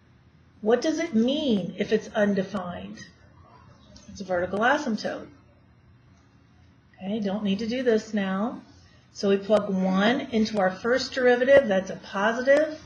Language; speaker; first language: English; native; English